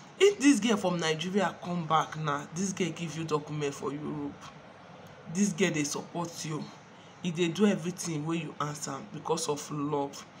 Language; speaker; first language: Nigerian Pidgin; non-native, local second language; Igbo